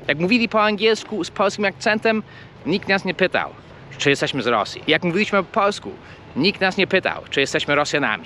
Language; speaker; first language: Polish; early bilingual, heritage; Polish